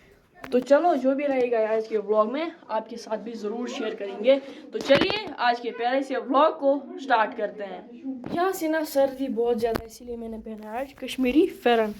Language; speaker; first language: Hindi; non-native, local second language; Kashmiri